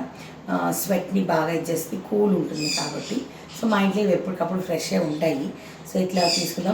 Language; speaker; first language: Telugu; native; Telugu